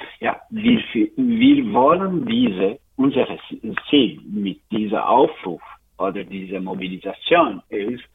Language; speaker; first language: German; non-native, learner; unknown